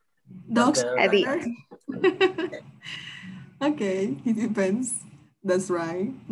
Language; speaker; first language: English; non-native, fluent; Spanish